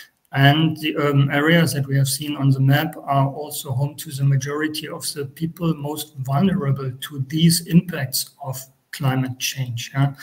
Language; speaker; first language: English; non-native, fluent; German